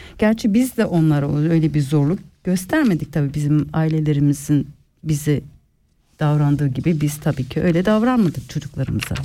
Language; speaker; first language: Turkish; early bilingual, heritage; Turkish